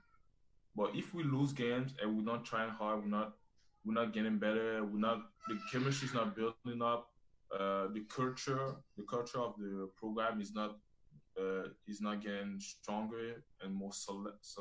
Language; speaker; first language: English; non-native, fluent; French